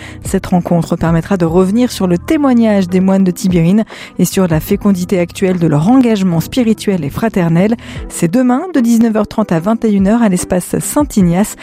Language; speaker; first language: French; native; French